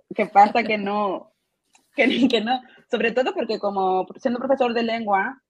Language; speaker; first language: Spanish; native; Spanish